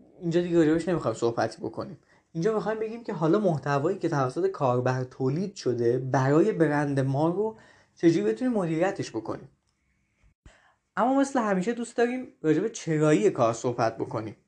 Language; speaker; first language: Persian; native; Persian